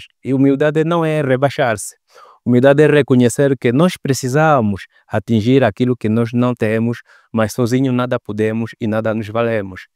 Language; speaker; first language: Portuguese; native; Portuguese